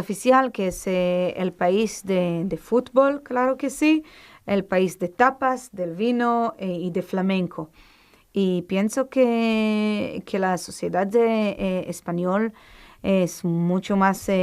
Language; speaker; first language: Spanish; non-native, fluent; Hebrew